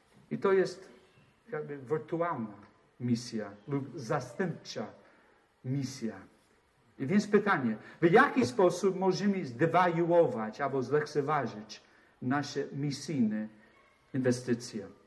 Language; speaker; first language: Polish; non-native, fluent; English